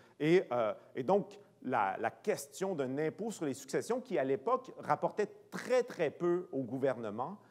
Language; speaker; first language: French; native; French